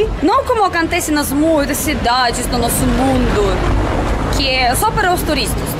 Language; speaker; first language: Portuguese; non-native, fluent; Russian